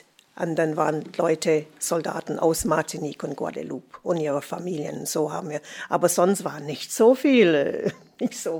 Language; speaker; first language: German; non-native, fluent; English